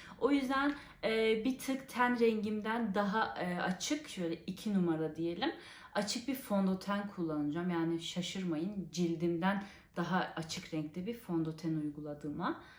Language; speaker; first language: Turkish; native; Turkish